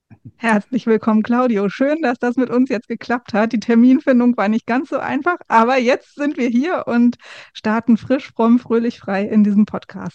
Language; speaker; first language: German; native; German